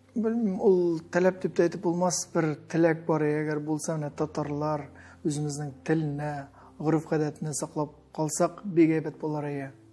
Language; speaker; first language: Tatar; early bilingual, heritage; Tatar